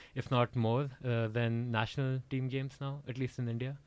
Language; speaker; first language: English; non-native, local second language; Odia